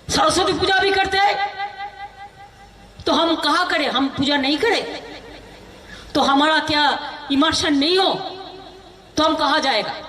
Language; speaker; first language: Hindi; non-native, local second language; Bangla